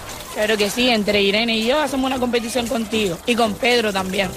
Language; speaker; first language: Spanish; native; Spanish